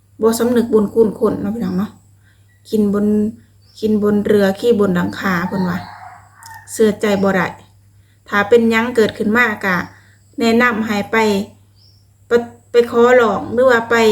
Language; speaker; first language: Thai; non-native, local second language; Lao